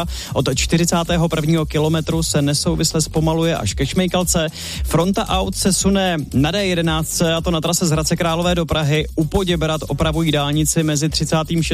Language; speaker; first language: Czech; native; Czech